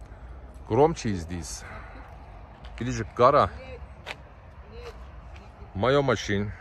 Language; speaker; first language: Russian; non-native, learner; Turkish